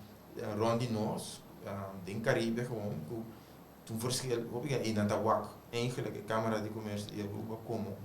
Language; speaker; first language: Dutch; non-native, local second language; Papiamento